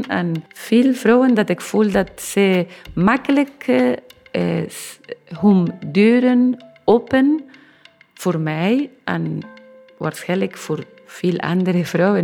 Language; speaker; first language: Dutch; non-native, learner; Spanish